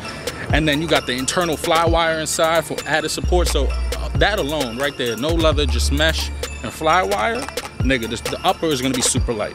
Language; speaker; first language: English; native; English